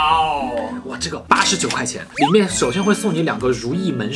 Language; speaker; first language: Chinese; native; Chinese